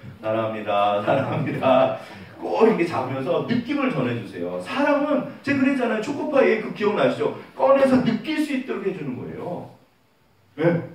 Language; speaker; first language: Korean; native; Korean